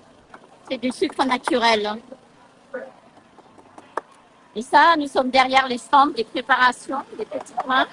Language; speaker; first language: French; early bilingual, other home language; Vietnamese